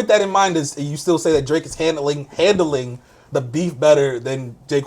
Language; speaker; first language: English; native; English